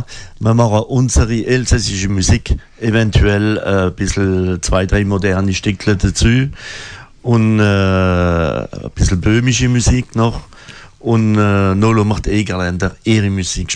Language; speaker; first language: German; non-native, local second language; French